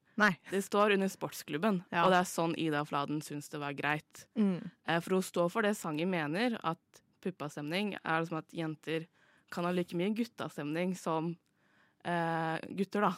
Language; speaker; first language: Norwegian; native; Norwegian